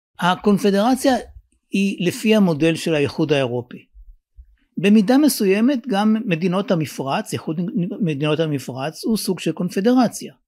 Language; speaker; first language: Hebrew; native; Hebrew